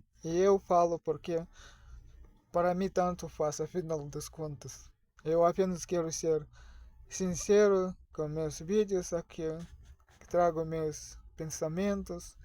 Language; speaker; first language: Portuguese; non-native, learner; Russian